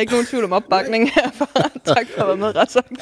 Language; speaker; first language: Danish; native; Danish